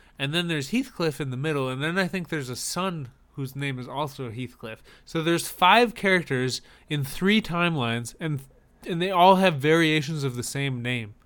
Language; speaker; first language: English; native; English